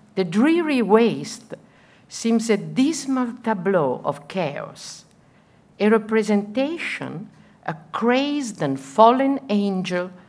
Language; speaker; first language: English; non-native, fluent; Italian